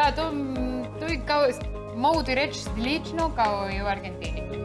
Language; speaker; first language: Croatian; non-native, learner; Spanish